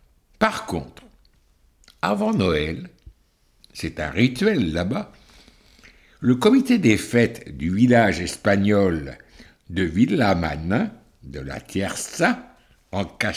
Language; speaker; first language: French; native; French